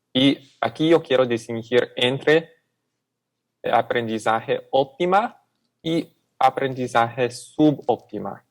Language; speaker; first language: Spanish; non-native, fluent; English